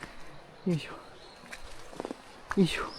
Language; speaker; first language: Japanese; native; Japanese